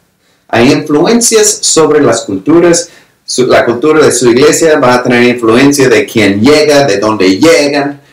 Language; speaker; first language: Spanish; non-native, fluent; English